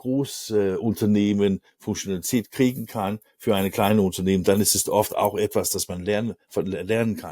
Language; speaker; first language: German; non-native, learner; Danish